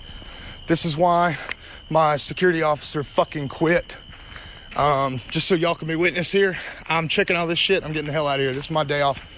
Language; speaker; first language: English; native; English